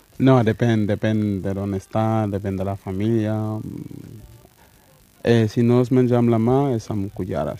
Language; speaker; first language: Catalan; non-native, fluent; Mandingo